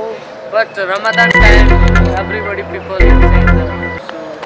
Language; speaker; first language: English; non-native, learner; Nepali